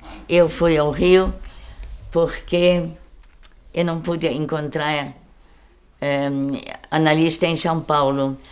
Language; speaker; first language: Portuguese; early bilingual, other home language; German